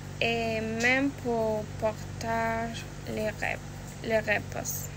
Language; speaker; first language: French; non-native, learner; Spanish